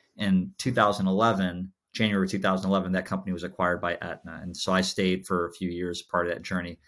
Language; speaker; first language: English; native; English